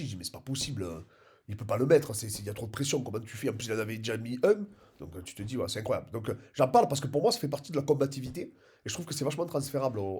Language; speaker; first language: French; native; French